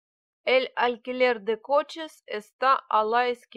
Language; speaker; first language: Spanish; non-native, learner; Russian